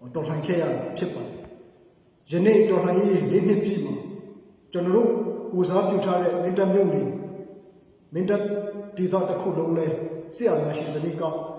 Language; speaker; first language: Burmese; non-native, local second language; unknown